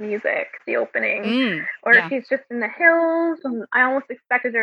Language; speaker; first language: English; native; English